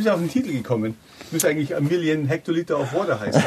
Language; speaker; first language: German; native; German